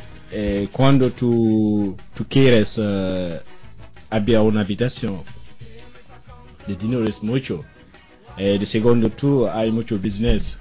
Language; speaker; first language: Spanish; non-native, learner; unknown